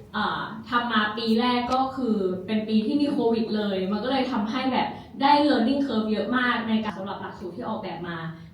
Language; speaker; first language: Thai; native; Thai